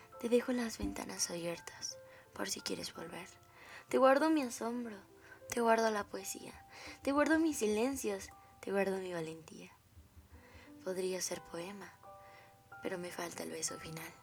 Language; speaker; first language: Spanish; native; Spanish